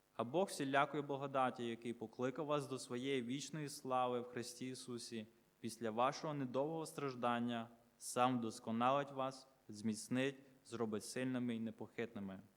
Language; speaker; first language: Ukrainian; native; Ukrainian